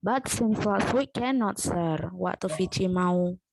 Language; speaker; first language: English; non-native, learner; Indonesian